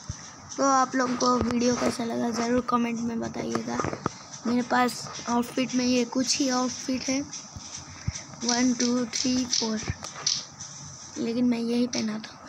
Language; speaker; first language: Hindi; non-native, local second language; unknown